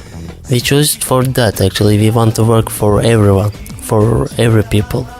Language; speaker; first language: English; non-native, learner; Turkish